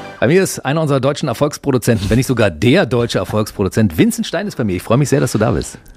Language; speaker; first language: German; native; German